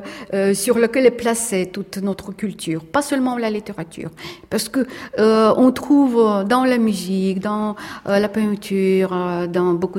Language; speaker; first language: French; non-native, fluent; Russian